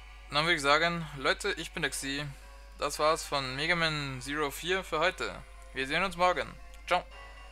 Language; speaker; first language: German; native; German